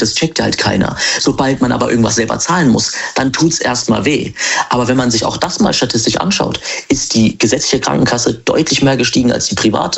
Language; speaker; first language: German; native; German